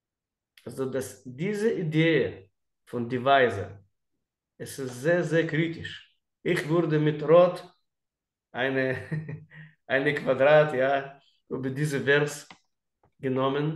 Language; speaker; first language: German; non-native, learner; Russian